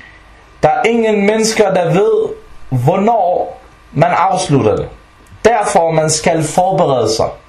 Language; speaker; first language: Danish; early bilingual, other home language; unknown